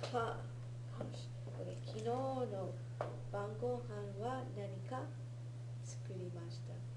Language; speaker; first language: Japanese; non-native, learner; English